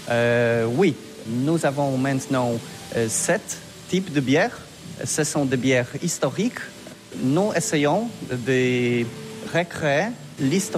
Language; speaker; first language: French; non-native, learner; Polish